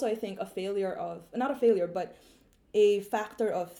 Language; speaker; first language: English; non-native, local second language; Filipino